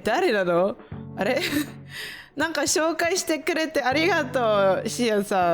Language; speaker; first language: Japanese; non-native, fluent; Indonesian